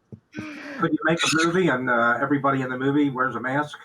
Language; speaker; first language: English; native; English